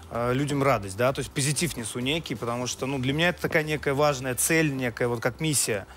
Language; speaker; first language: Russian; native; Russian